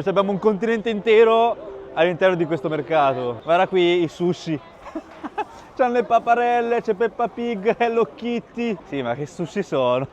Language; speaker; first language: Italian; early bilingual, other home language; Chinese